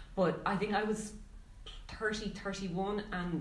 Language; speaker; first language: English; native; English